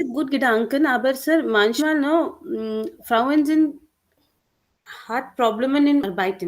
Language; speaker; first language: German; non-native, learner; Hindi